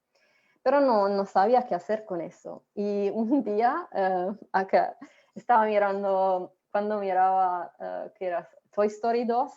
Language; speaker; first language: Spanish; non-native, fluent; Italian